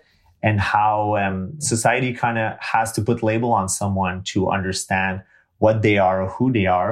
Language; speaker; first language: English; non-native, fluent; French